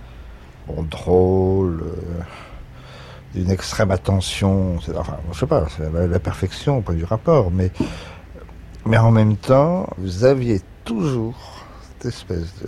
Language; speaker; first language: French; native; French